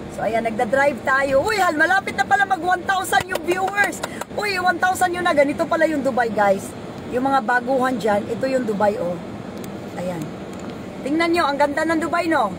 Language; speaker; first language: Filipino; non-native, local second language; Cebuano